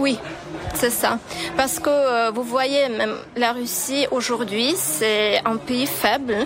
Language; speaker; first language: French; non-native, fluent; Ukrainian